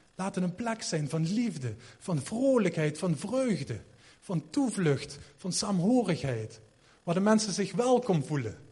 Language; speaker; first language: Dutch; native; Dutch